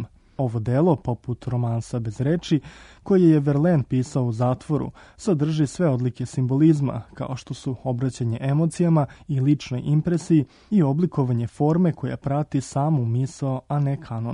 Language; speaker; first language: Croatian; native; Croatian